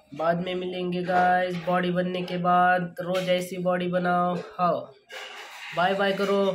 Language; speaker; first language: Hindi; non-native, local second language; Marathi